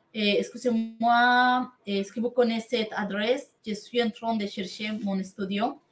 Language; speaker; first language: French; non-native, learner; Spanish